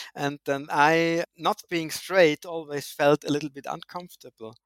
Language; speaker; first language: English; non-native, fluent; German